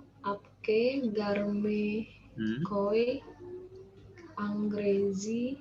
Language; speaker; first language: Hindi; non-native, learner; Indonesian